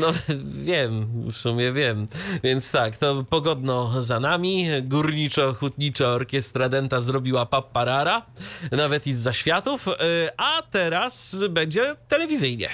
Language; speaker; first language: Polish; native; Polish